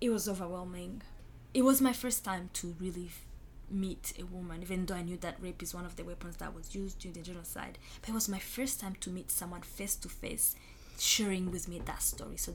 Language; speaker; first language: English; non-native, local second language; Kinyarwanda